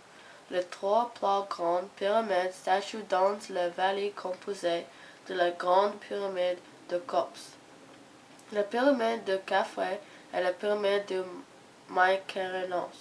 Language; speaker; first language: French; non-native, learner; English